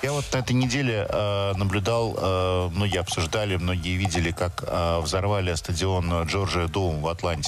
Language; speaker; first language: Russian; native; Russian